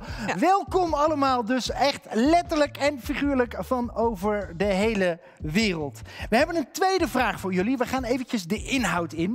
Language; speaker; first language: Dutch; native; Dutch